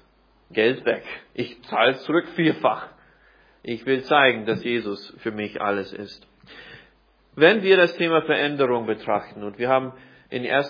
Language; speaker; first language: German; non-native, fluent; English